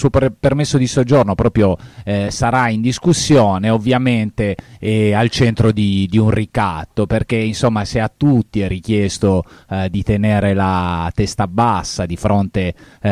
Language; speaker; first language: Italian; native; Italian